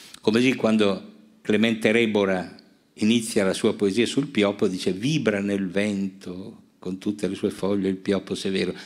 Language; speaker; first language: Italian; native; Italian